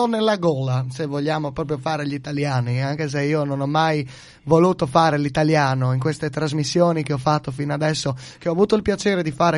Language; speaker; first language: Italian; non-native, local second language; Friulian